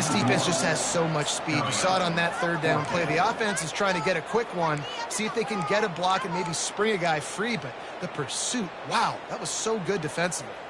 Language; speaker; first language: English; native; English